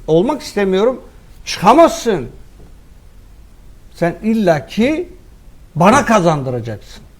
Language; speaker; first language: Turkish; native; Turkish